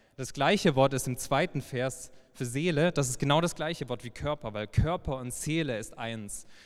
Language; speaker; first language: German; native; German